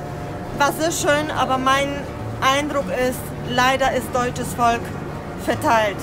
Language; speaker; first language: German; non-native, fluent; Polish